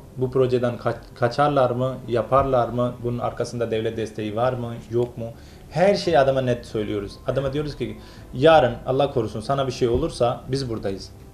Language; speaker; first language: Turkish; non-native, fluent; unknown